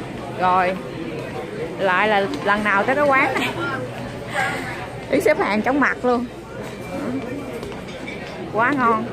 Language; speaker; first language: Vietnamese; native; Vietnamese